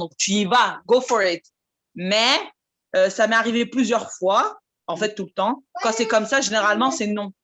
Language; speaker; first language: French; native; French